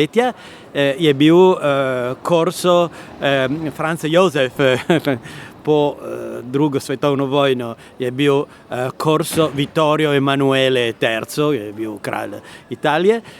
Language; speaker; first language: Slovenian; non-native, learner; Italian